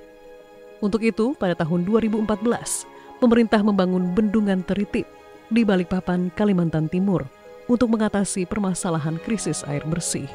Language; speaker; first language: Indonesian; native; Indonesian